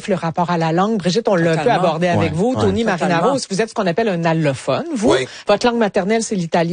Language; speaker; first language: French; native; French